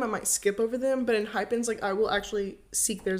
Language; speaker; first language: English; native; English